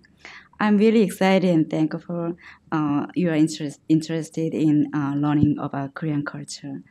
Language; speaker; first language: English; non-native, learner; Korean